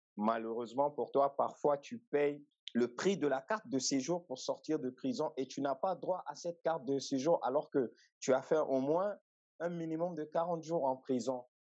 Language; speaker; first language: French; non-native, local second language; Bambara